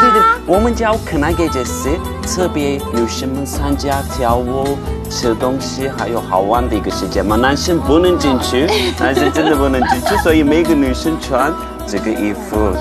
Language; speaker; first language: Chinese; non-native, fluent; Turkish